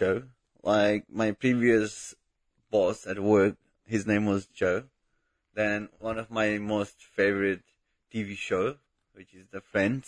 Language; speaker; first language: English; non-native, local second language; Bangla